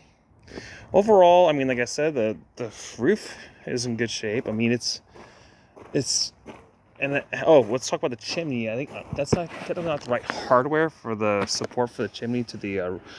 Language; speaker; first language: English; native; English